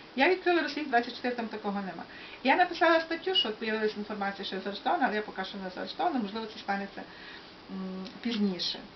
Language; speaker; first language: Ukrainian; native; Ukrainian